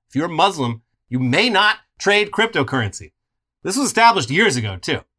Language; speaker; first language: English; native; English